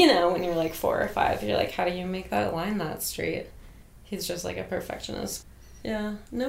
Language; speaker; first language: English; native; English